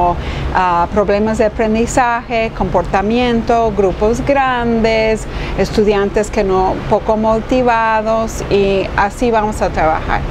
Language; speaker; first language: Spanish; non-native, fluent; English